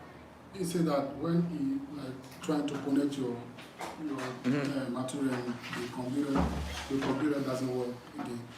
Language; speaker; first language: English; non-native, fluent; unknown